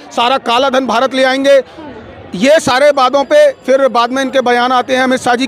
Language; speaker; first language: Hindi; native; Hindi